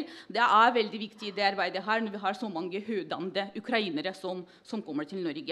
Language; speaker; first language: Norwegian; non-native, fluent; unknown